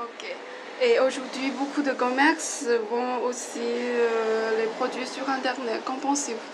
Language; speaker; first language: French; non-native, learner; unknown